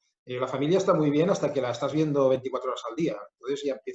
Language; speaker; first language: Spanish; native; Spanish